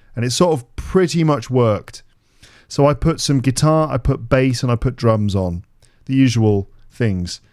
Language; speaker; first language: English; native; English